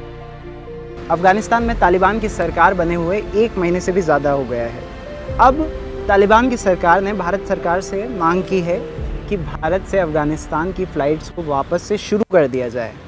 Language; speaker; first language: Hindi; native; Hindi